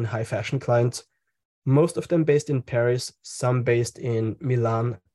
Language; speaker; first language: English; non-native, fluent; German